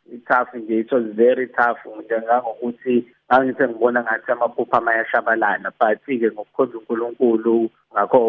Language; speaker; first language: Zulu; native; Zulu